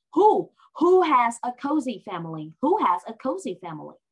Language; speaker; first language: English; non-native, fluent; Vietnamese